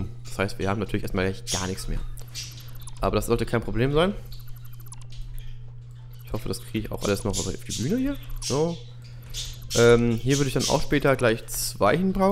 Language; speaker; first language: German; native; German